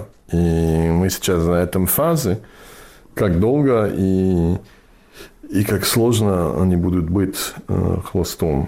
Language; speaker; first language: Russian; non-native, learner; English